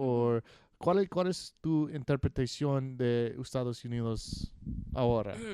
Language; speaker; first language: Spanish; non-native, learner; English